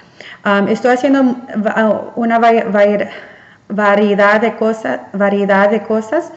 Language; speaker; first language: Spanish; early bilingual, heritage; Spanish